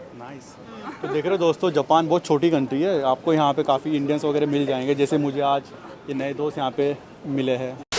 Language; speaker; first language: Hindi; native; Hindi